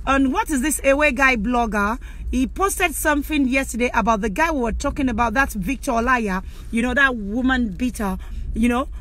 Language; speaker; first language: English; non-native, local second language; Yoruba